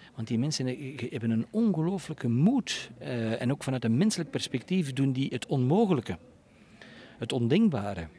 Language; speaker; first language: Dutch; native; Dutch